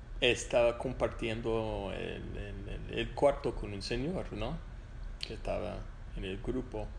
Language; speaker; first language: Spanish; non-native, fluent; English